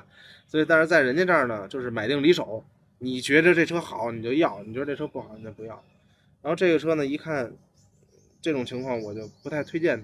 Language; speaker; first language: Chinese; native; Chinese